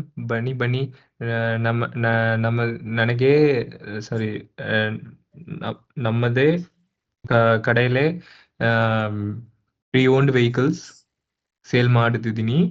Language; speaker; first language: Kannada; non-native, learner; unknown